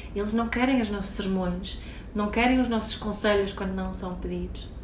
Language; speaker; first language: Portuguese; non-native, fluent; Swedish